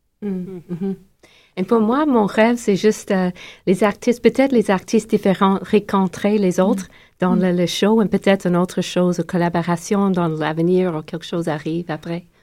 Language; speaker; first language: French; non-native, learner; English